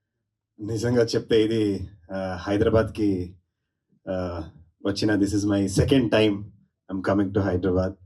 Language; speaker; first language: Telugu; non-native, learner; Kannada